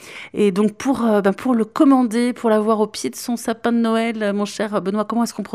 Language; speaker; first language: French; native; French